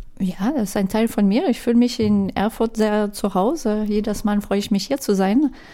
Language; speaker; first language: German; non-native, fluent; French